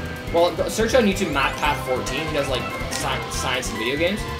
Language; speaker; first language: English; native; English